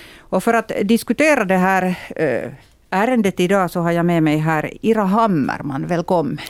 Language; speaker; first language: Swedish; native; Swedish